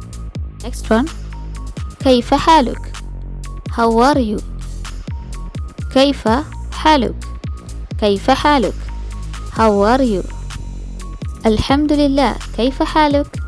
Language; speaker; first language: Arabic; non-native, fluent; Malayalam